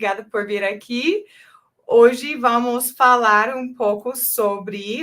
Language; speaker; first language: Portuguese; non-native, fluent; English